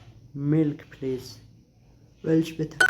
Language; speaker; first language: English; non-native, learner; Persian